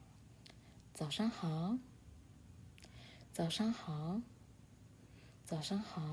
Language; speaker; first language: Chinese; non-native, fluent; Burmese